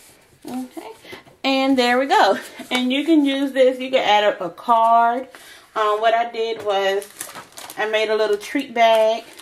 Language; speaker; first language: English; native; English